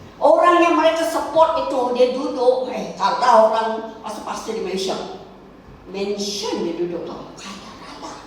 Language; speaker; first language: Malay; non-native, local second language; Chinese